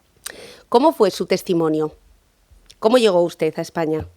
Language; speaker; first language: Spanish; native; Spanish